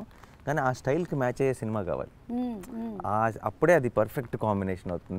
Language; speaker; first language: Telugu; native; Telugu